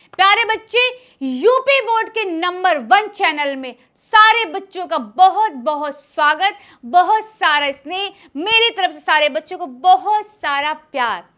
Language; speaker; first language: Hindi; native; Hindi